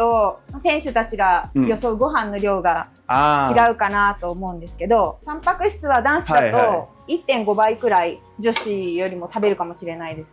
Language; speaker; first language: Japanese; native; Japanese